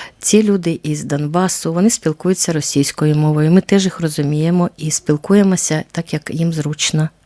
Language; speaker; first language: Ukrainian; native; Ukrainian